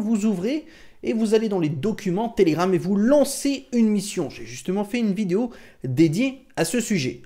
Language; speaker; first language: French; native; French